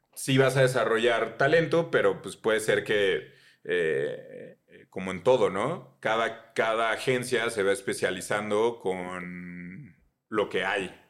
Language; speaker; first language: Spanish; native; Spanish